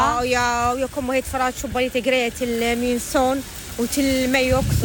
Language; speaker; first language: Swedish; non-native, learner; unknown